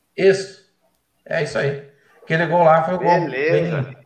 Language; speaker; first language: Portuguese; native; Portuguese